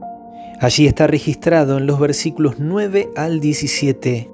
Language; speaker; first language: Spanish; native; Spanish